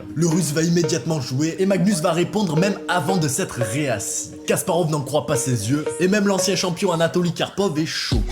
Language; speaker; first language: French; native; French